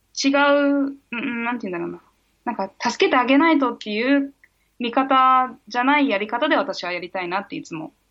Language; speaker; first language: Japanese; early bilingual, heritage; Japanese